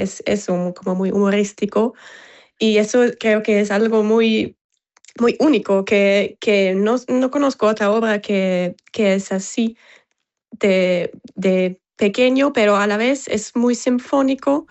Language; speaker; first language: Spanish; non-native, fluent; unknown